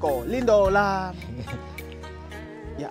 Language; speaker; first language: Vietnamese; non-native, learner; Portuguese